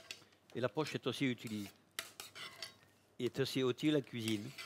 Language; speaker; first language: French; native; French